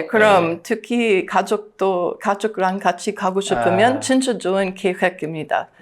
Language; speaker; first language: Korean; non-native, learner; English